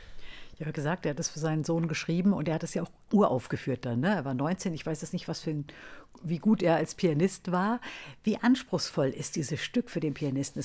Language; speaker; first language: German; native; German